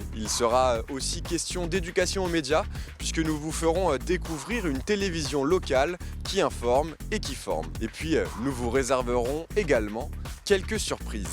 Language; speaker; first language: French; native; French